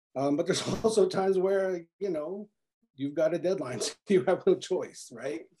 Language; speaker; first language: English; native; English